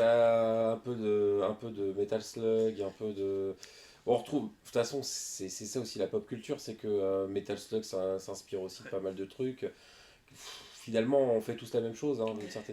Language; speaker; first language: French; native; French